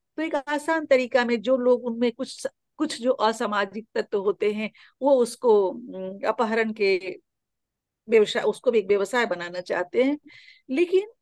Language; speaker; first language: Hindi; native; Hindi